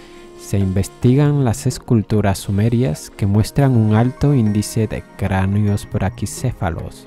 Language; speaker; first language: Spanish; native; Spanish